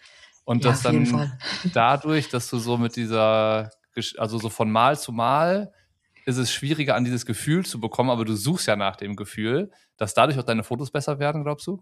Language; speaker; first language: German; native; German